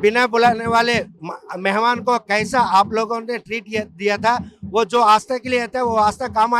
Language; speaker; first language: Hindi; non-native, local second language; Telugu